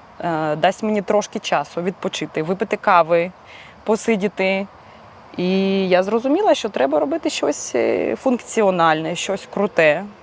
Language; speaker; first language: Ukrainian; non-native, local second language; Russian